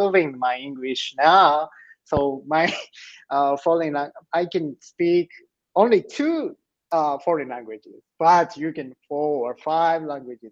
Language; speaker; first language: English; non-native, learner; Japanese